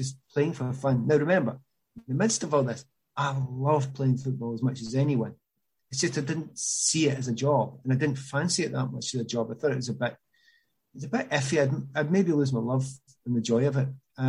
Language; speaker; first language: English; native; English